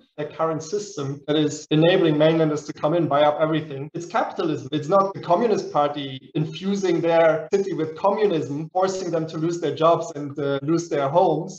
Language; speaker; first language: English; non-native, fluent; German